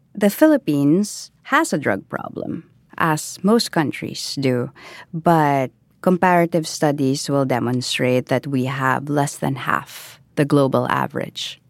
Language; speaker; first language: English; non-native, local second language; Filipino